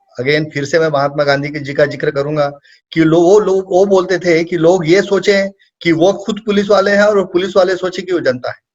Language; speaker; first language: Hindi; non-native, local second language; Marathi